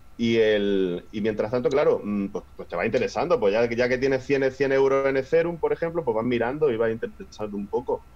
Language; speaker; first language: Spanish; native; Spanish